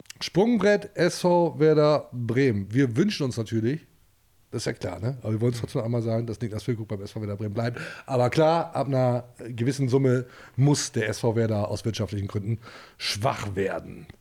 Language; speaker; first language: German; native; German